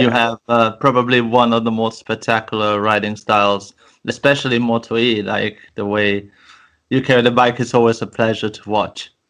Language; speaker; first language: English; non-native, fluent; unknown